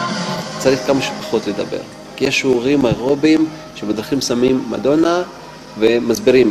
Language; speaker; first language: Hebrew; non-native, fluent; Russian